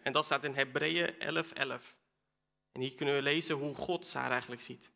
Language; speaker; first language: Dutch; non-native, fluent; Spanish